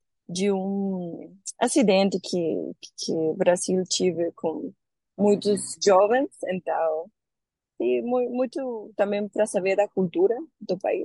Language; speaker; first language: Portuguese; non-native, learner; Spanish